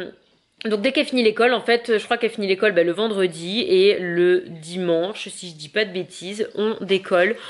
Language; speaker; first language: French; native; French